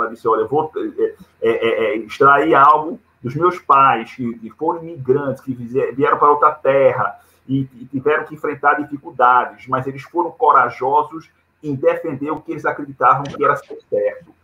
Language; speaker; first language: Portuguese; native; Portuguese